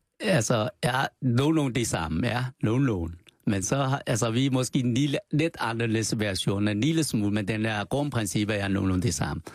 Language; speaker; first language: Danish; non-native, learner; Chinese